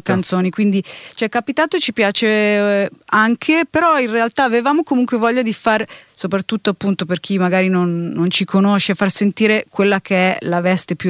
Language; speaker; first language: Italian; native; Italian